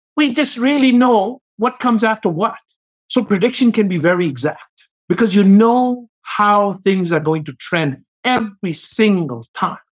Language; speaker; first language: English; native; English